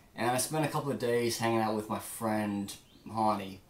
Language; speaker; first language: English; native; English